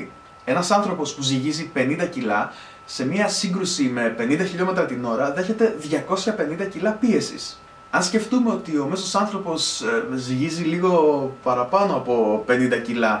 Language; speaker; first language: Greek; native; Greek